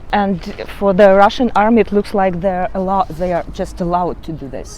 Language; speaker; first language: English; non-native, learner; Ukrainian